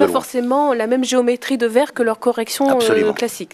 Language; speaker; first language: French; native; French